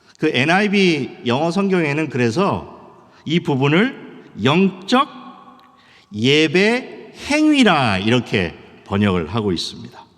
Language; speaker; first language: Korean; early bilingual, heritage; Korean